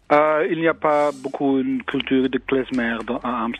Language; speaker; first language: French; non-native, learner; Dutch